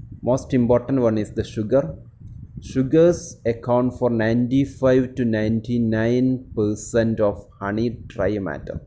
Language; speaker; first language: English; non-native, local second language; Malayalam